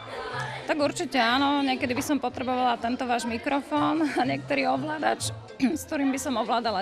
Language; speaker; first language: Slovak; native; Slovak